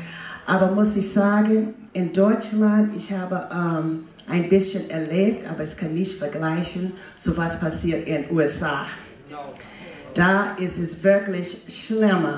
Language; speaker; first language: German; non-native, fluent; English